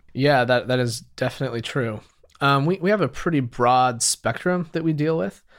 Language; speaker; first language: English; native; English